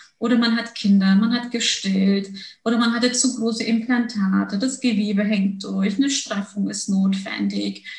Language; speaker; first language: German; early bilingual, other home language; Turkish